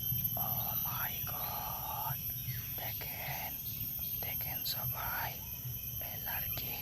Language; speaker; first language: Hindi; non-native, learner; Bangla